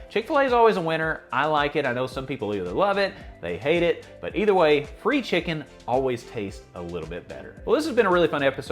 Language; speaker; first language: English; native; English